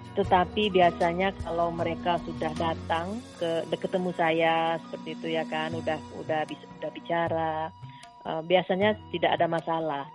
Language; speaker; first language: Indonesian; native; Indonesian